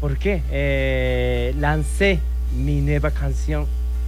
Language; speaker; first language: Spanish; non-native, learner; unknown